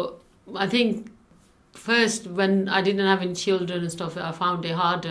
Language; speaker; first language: English; non-native, local second language; Urdu